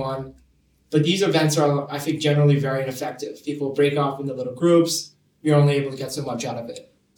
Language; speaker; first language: English; non-native, local second language; Cantonese